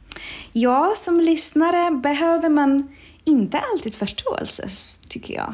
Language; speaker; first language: Swedish; non-native, fluent; Czech